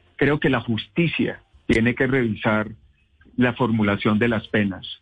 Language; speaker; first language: Spanish; native; Spanish